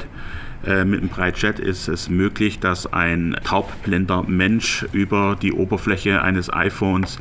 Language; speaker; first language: German; native; German